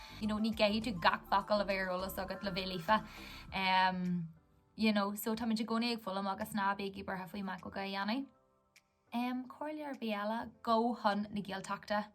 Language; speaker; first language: Irish; non-native, local second language; English